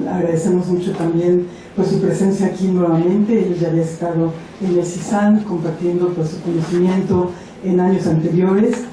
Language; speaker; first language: Spanish; native; Spanish